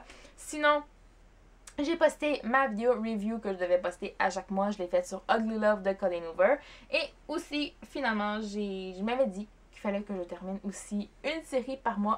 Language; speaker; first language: French; native; French